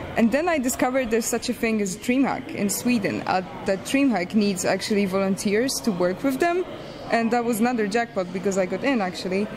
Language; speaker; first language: English; non-native, fluent; Polish